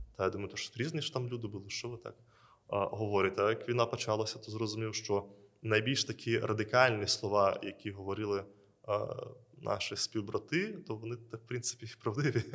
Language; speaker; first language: Ukrainian; native; Ukrainian